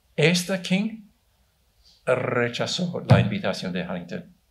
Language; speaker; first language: Spanish; non-native, fluent; English